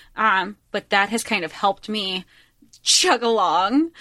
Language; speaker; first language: English; native; English